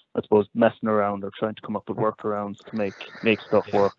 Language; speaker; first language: English; native; English